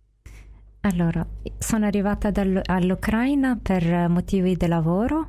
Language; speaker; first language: Italian; non-native, fluent; Arabic